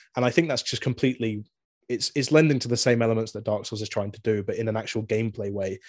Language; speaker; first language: English; native; English